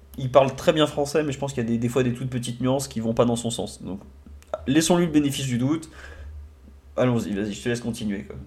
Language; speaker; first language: French; native; French